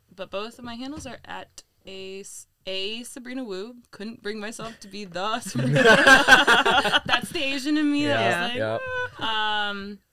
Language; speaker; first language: English; native; English